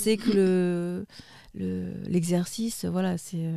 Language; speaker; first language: French; native; French